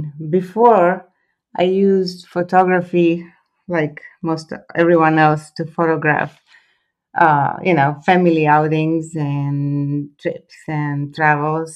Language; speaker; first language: English; non-native, fluent; Croatian